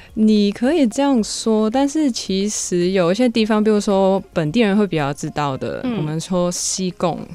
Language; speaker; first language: Chinese; non-native, fluent; Cantonese